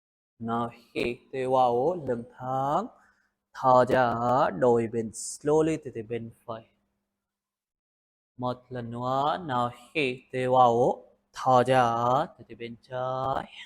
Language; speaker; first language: Vietnamese; non-native, learner; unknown